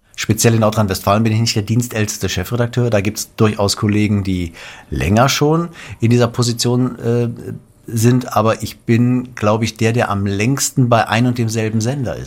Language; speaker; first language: German; native; German